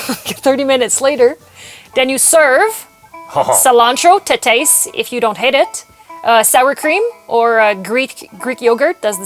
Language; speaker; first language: English; non-native, local second language; French